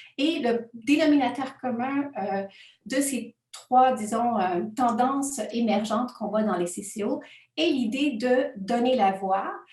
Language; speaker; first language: French; non-native, fluent; Spanish